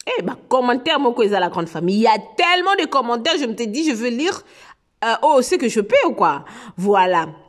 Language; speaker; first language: French; non-native, local second language; Lingala